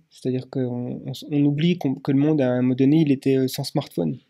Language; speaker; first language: French; native; French